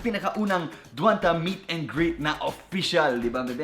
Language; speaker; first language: Filipino; non-native, fluent; English